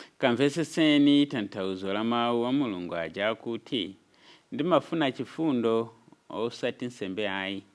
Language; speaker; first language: Nyanja; non-native, fluent; Nyankole